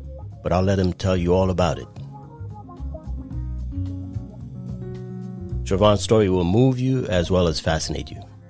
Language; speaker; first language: English; early bilingual, other home language; Haitian Creole